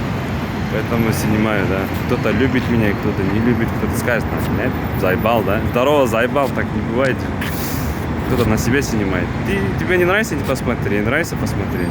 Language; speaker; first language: Russian; non-native, local second language; Kyrgyz